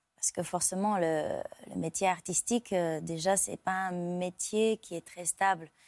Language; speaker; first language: French; non-native, fluent; Bulgarian